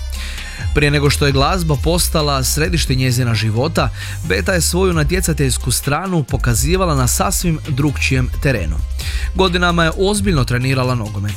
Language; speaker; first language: Croatian; native; Croatian